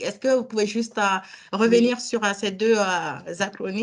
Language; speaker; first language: French; native; French